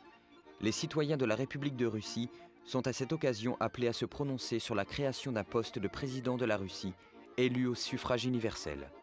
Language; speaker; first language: French; native; French